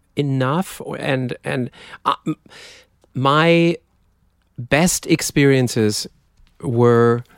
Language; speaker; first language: English; non-native, fluent; German